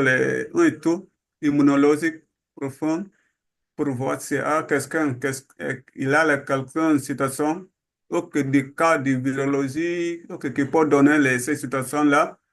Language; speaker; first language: French; non-native, learner; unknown